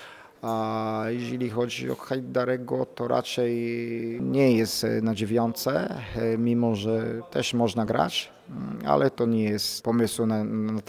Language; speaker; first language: Polish; non-native, fluent; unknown